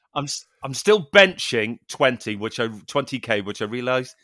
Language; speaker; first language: English; native; English